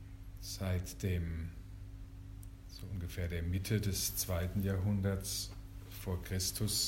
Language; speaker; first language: German; native; German